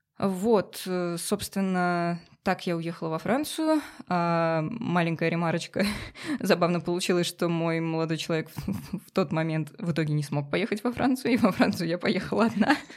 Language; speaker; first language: Russian; native; Russian